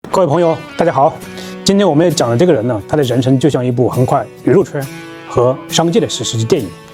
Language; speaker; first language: Chinese; native; Chinese